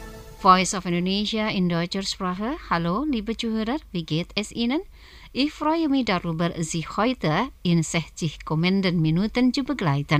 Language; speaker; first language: German; non-native, fluent; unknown